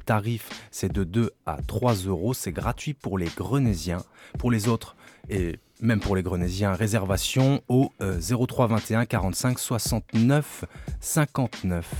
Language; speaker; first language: French; native; French